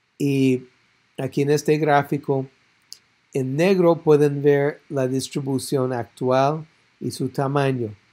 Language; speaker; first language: Spanish; non-native, fluent; English